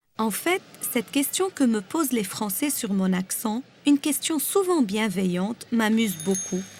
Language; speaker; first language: French; non-native, local second language; Arabic